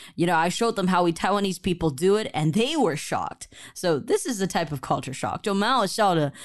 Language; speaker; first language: English; early bilingual, other home language; Chinese